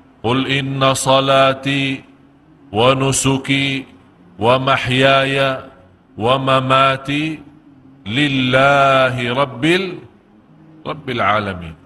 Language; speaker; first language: Malay; non-native, fluent; Arabic